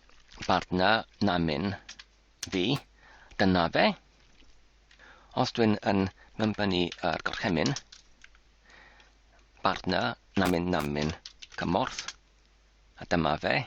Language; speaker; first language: Welsh; non-native, learner; English